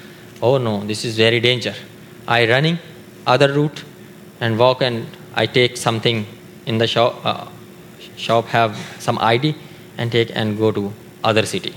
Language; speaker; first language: English; non-native, learner; Urdu